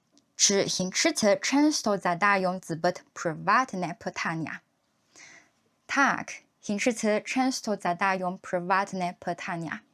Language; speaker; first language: Polish; non-native, learner; Chinese